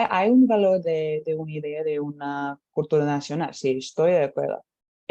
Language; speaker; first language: Spanish; non-native, learner; English